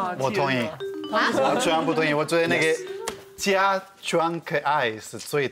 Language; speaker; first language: Chinese; non-native, fluent; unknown